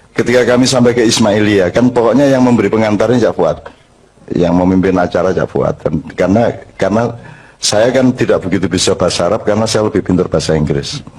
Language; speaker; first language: Indonesian; native; Indonesian